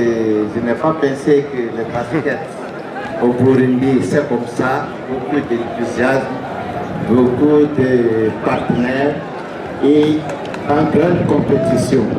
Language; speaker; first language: French; non-native, learner; Portuguese